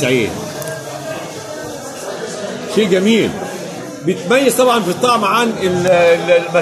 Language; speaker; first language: Arabic; native; Arabic